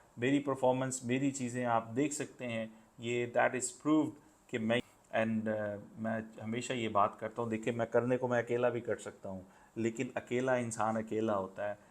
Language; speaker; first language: Urdu; non-native, local second language; Punjabi